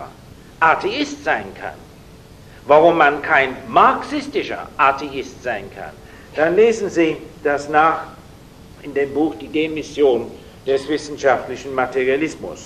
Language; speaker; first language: German; non-native, fluent; English